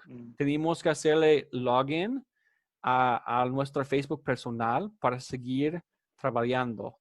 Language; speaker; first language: Spanish; non-native, fluent; English